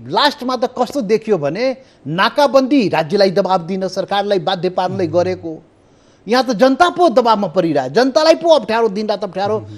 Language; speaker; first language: Nepali; non-native, local second language; Maithili